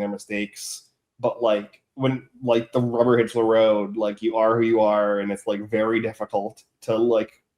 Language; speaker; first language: English; native; English